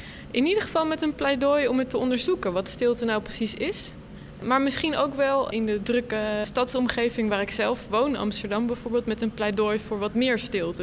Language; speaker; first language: Dutch; native; Dutch